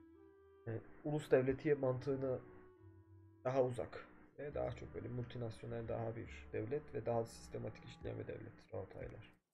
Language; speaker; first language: Turkish; native; Turkish